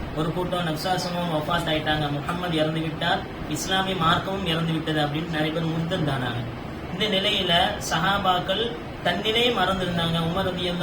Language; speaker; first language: Tamil; native; Tamil